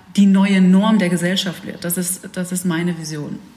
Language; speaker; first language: German; early bilingual, other home language; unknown